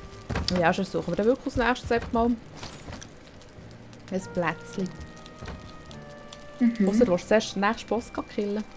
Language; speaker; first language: German; native; German